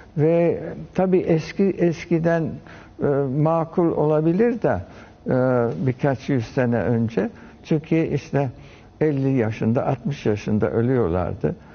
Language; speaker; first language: Turkish; early bilingual, heritage; French